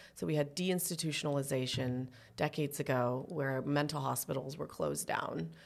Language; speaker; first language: English; early bilingual, other home language; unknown